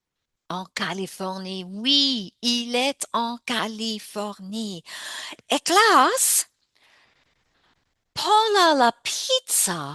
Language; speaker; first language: French; non-native, fluent; English